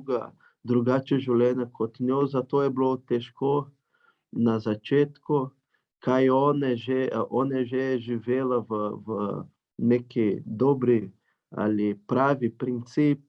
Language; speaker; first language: Slovenian; non-native, learner; Portuguese